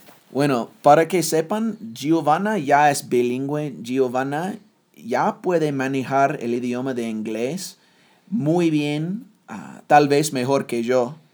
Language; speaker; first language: Spanish; non-native, fluent; English